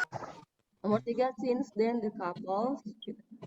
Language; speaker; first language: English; non-native, learner; Indonesian